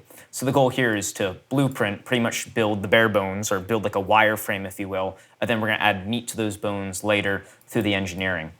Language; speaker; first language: English; native; English